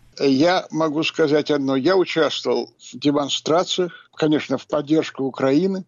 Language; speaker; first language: Russian; native; Russian